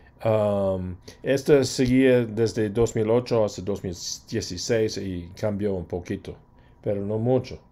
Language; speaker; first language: Spanish; non-native, fluent; English